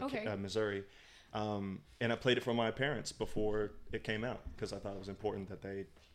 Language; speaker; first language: English; native; English